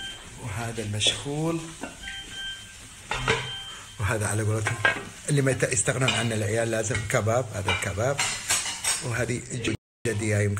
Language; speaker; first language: Arabic; native; Arabic